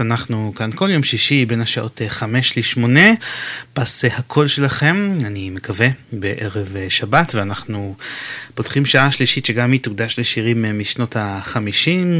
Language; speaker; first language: Hebrew; native; Hebrew